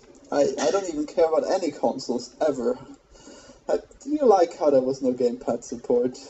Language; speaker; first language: English; non-native, fluent; German